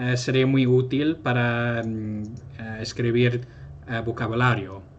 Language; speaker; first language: Spanish; non-native, fluent; English